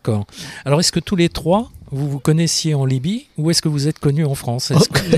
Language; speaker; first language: French; native; French